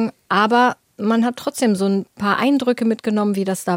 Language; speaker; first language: German; native; German